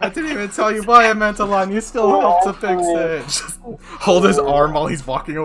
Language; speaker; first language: English; native; English